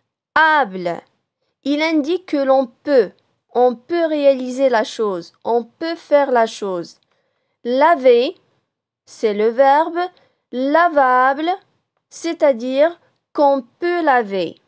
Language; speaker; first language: French; non-native, local second language; Arabic